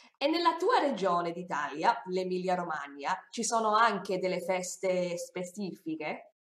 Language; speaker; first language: Italian; non-native, fluent; English